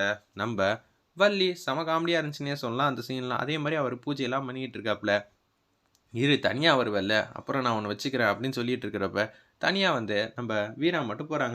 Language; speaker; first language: Tamil; native; Tamil